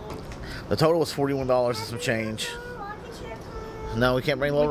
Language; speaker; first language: English; native; English